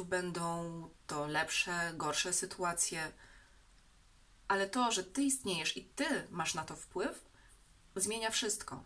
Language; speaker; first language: Polish; native; Polish